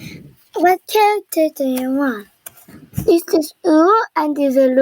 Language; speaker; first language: English; non-native, learner; Korean